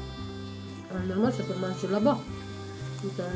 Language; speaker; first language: French; non-native, learner; Romanian